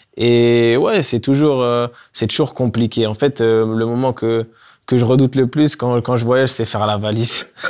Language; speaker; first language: French; native; French